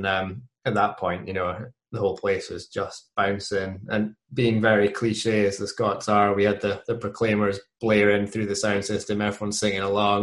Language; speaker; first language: English; native; English